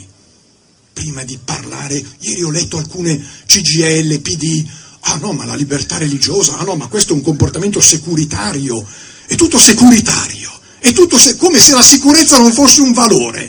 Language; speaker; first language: Italian; native; Italian